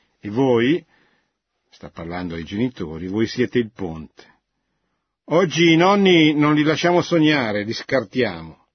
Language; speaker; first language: Italian; native; Italian